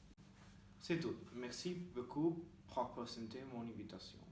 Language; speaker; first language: French; non-native, learner; Spanish